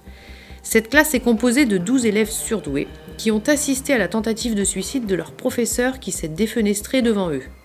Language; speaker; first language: French; native; French